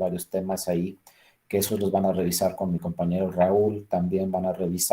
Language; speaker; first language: Spanish; native; Spanish